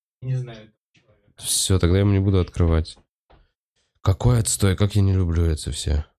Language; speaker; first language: Russian; native; Russian